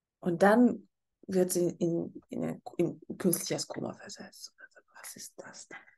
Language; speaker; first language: German; non-native, fluent; Hungarian